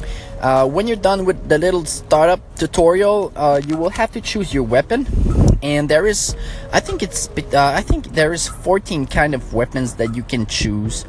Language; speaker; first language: English; non-native, fluent; French